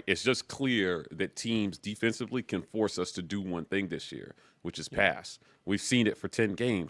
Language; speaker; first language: English; native; English